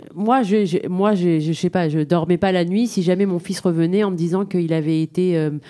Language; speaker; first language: French; native; French